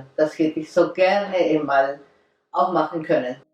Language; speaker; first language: German; non-native, learner; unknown